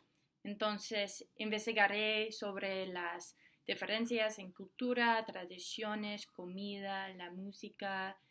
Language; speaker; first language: Spanish; non-native, fluent; English